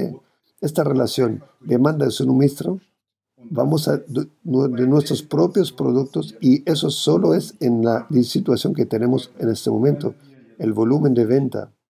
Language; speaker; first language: Spanish; non-native, fluent; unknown